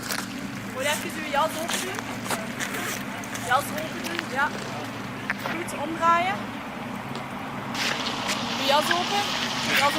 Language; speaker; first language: Dutch; native; Dutch